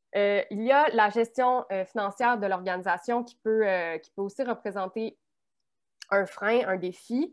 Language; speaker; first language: French; native; French